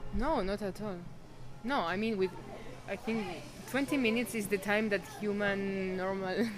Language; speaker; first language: English; non-native, fluent; Spanish